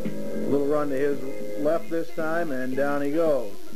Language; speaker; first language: English; native; English